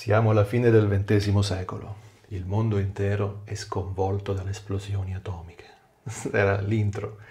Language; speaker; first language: Italian; native; Italian